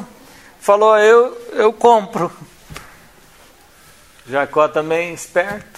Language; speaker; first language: Portuguese; native; Portuguese